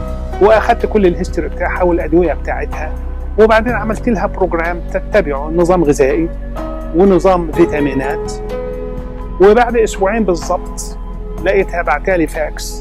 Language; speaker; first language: Arabic; native; Arabic